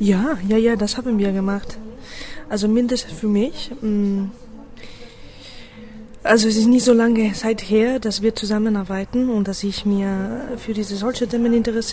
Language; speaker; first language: German; non-native, fluent; Spanish